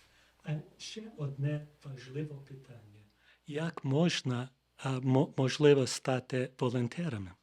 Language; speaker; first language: Ukrainian; non-native, fluent; English